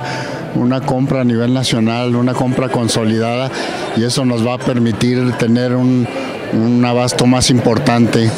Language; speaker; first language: Spanish; native; Spanish